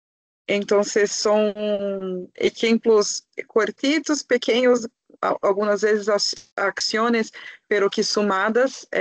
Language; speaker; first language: Spanish; non-native, fluent; Portuguese